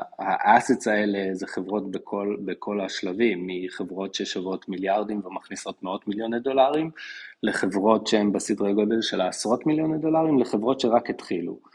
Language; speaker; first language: Hebrew; native; Hebrew